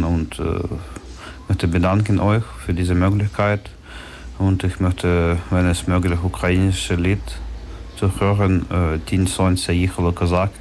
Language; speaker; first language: German; non-native, learner; Ukrainian